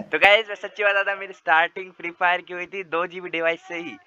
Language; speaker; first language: Hindi; non-native, local second language; Marathi